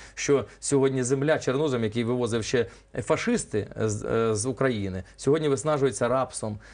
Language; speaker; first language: Ukrainian; non-native, local second language; Russian